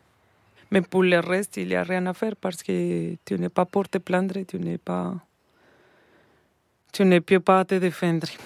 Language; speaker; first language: French; non-native, learner; Spanish